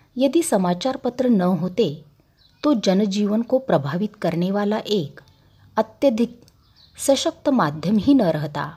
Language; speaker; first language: Hindi; non-native, local second language; Marathi